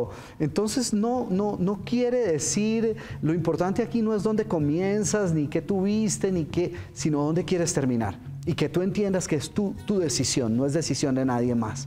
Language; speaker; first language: Spanish; native; Spanish